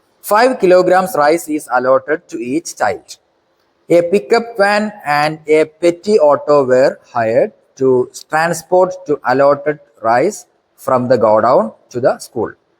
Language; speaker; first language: English; non-native, local second language; Malayalam